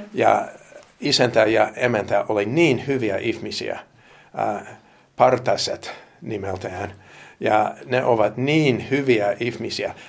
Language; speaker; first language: Finnish; non-native, fluent; English